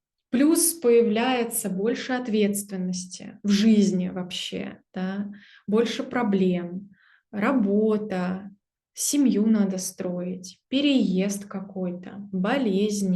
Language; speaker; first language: Russian; native; Russian